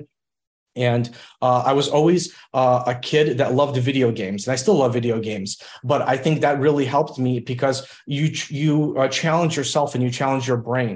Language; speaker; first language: English; early bilingual, other home language; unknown